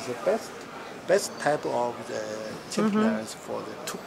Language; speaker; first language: English; non-native, learner; Chinese